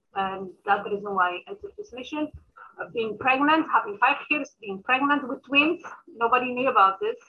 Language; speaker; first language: English; early bilingual, other home language; Amharic